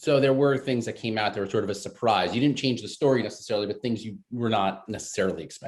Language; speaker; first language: English; native; English